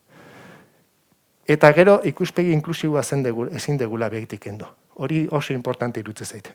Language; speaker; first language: Basque; native; Basque